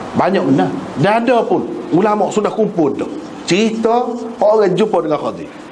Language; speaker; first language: Malay; native; Malay